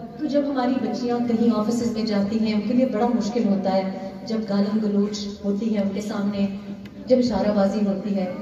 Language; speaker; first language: Urdu; non-native, local second language; Pashto